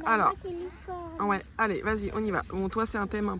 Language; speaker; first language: French; native; French